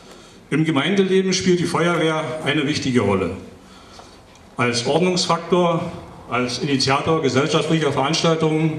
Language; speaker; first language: German; native; German